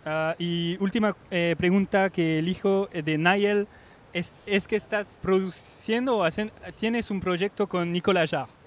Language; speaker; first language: Spanish; non-native, fluent; French